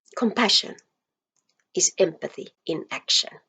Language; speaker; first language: English; non-native, fluent; Finnish